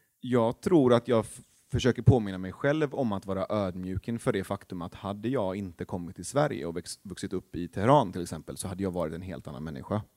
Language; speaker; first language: Swedish; early bilingual, other home language; Persian